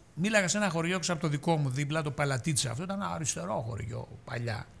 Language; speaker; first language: Greek; native; Greek